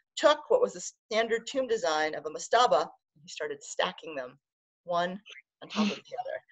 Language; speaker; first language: English; native; English